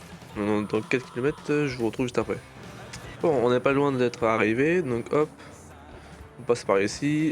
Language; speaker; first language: French; native; French